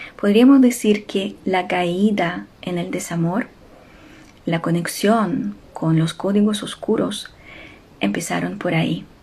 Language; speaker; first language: Spanish; non-native, fluent; Ukrainian